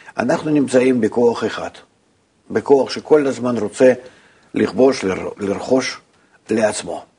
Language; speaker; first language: Hebrew; non-native, fluent; Russian